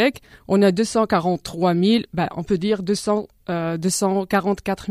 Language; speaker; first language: French; non-native, local second language; Arabic